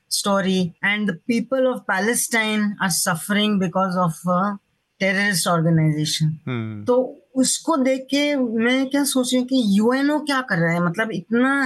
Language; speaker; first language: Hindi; non-native, local second language; Marathi